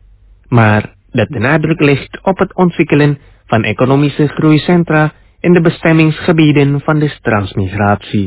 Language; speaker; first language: Dutch; non-native, fluent; Indonesian